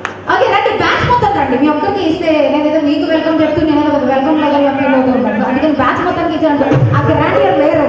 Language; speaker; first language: Telugu; native; Telugu